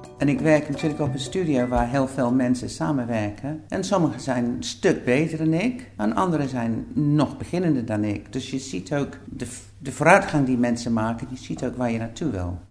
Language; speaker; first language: Dutch; non-native, fluent; English